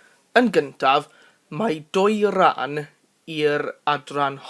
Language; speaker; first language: Welsh; non-native, local second language; English